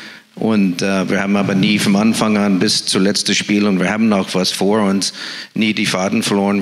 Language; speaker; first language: German; non-native, fluent; English